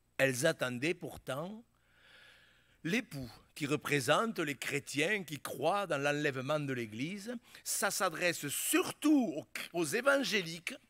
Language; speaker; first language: French; native; French